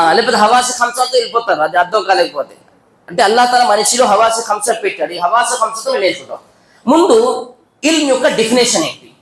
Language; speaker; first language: Telugu; non-native, local second language; Urdu